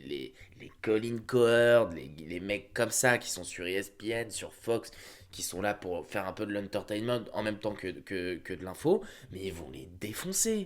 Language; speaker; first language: French; native; French